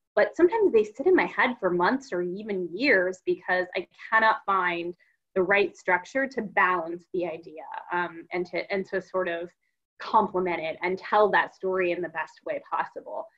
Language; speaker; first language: English; native; English